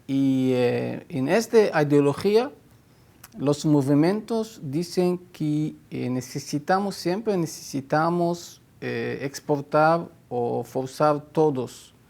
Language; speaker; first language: Spanish; non-native, fluent; Hebrew